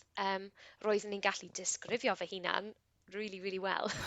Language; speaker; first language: Welsh; non-native, local second language; English